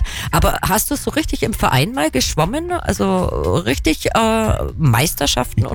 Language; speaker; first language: German; native; German